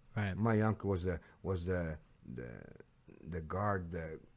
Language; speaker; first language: English; non-native, fluent; Portuguese